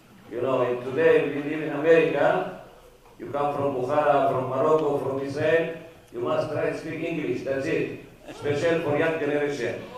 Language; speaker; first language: English; non-native, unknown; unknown